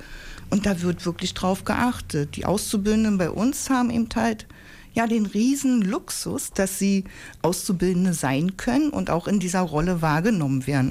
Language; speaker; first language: German; native; German